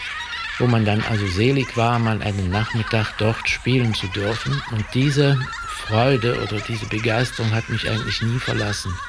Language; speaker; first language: German; native; German